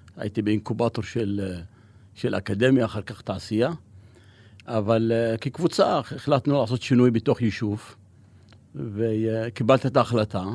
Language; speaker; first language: Hebrew; non-native, local second language; Arabic